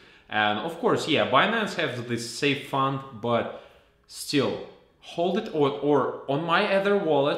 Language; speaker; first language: English; non-native, fluent; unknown